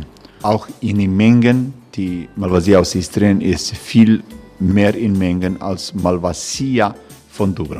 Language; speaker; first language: German; non-native, learner; Croatian